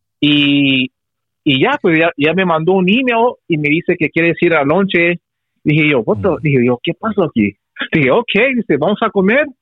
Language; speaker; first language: Spanish; early bilingual, heritage; Spanish